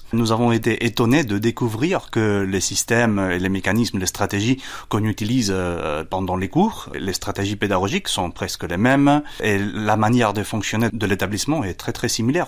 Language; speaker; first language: French; non-native, fluent; Spanish